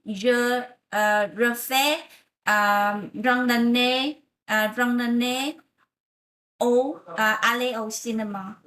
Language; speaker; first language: French; non-native, learner; Vietnamese